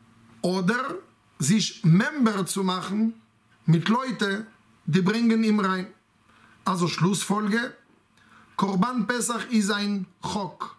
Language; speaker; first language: German; non-native, fluent; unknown